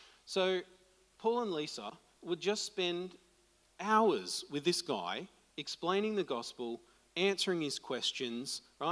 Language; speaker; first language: English; native; English